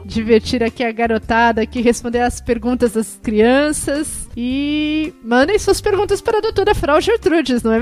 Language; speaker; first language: Portuguese; native; Portuguese